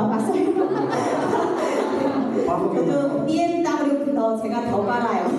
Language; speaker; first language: Korean; non-native, learner; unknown